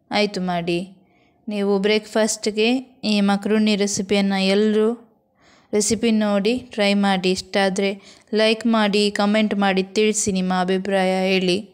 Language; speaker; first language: Kannada; non-native, local second language; Konkani